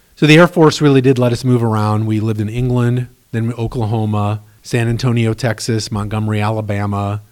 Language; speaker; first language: English; native; English